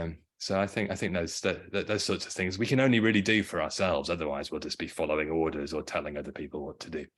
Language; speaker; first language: English; native; English